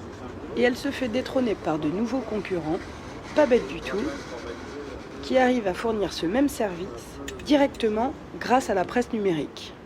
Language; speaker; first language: French; native; French